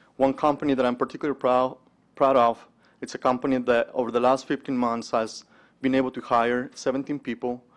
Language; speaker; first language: English; early bilingual, other home language; Spanish